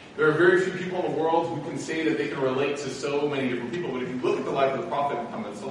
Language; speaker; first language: English; native; English